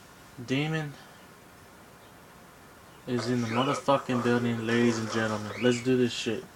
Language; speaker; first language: English; native; English